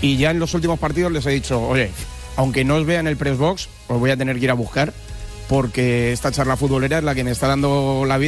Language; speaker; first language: Spanish; native; Spanish